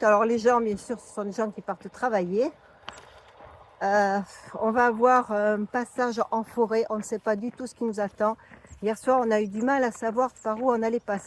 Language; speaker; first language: French; native; French